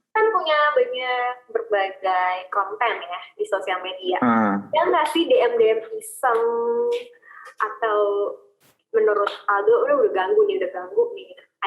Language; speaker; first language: Indonesian; native; Indonesian